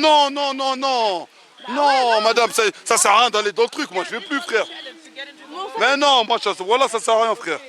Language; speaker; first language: French; native; French